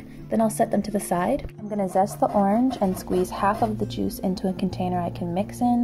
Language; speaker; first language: English; native; English